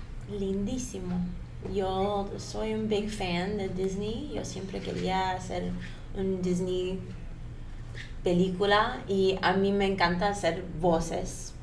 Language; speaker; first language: Spanish; early bilingual, heritage; Spanish